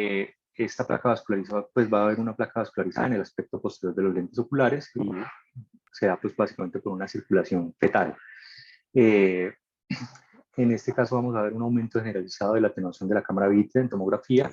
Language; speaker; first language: Spanish; native; Spanish